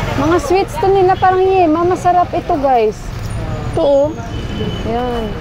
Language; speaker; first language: Filipino; native; Filipino